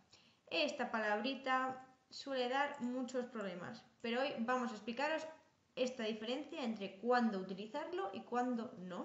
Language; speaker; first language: Spanish; non-native, fluent; English